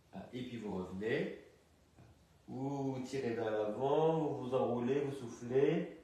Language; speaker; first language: French; native; French